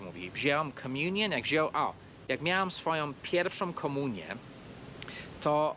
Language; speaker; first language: Polish; early bilingual, heritage; Polish